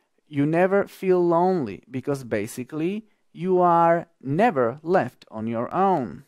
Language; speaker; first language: English; non-native, fluent; Slovak